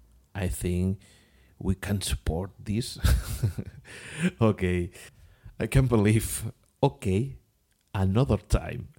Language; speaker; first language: English; non-native, learner; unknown